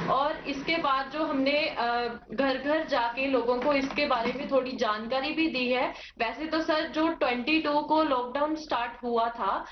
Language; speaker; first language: Hindi; native; Hindi